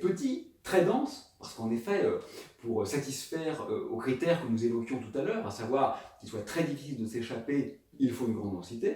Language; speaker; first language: French; native; French